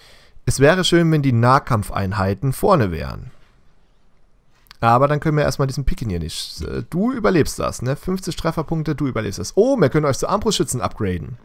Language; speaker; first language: German; native; German